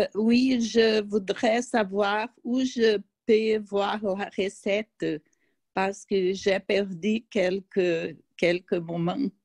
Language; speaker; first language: French; non-native, learner; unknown